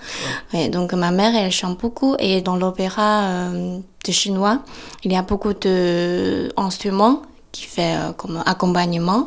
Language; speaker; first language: French; non-native, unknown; Chinese